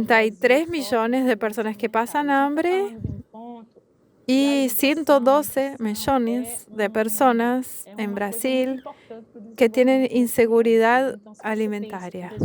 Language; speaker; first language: Spanish; non-native, fluent; Portuguese